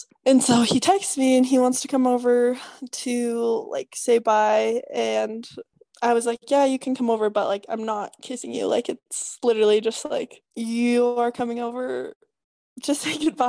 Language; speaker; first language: English; native; English